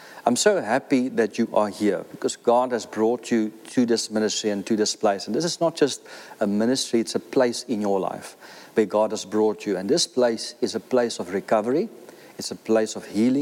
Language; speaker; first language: English; non-native, local second language; Afrikaans